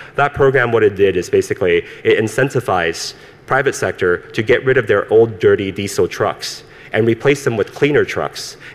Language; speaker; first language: English; early bilingual, other home language; Cantonese